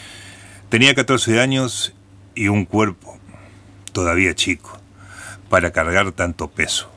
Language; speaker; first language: Spanish; native; Spanish